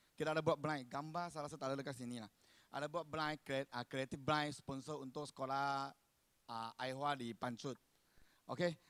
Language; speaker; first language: Malay; non-native, local second language; Chinese